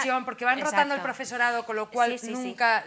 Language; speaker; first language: Spanish; native; Spanish